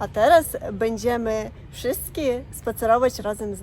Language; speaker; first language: Polish; non-native, learner; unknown